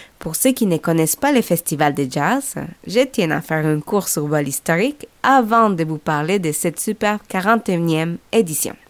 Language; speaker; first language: French; non-native, fluent; Spanish